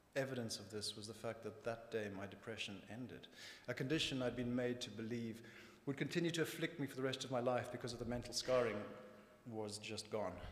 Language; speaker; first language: English; native; English